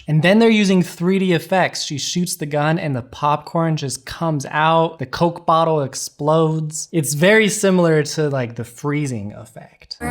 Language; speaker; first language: English; native; English